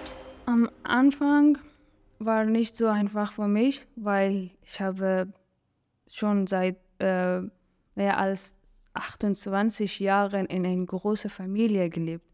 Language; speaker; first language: German; non-native, learner; Persian